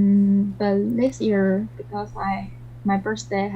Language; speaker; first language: English; non-native, learner; Chinese